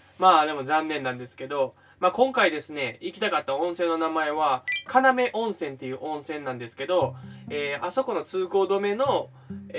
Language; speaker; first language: Japanese; native; Japanese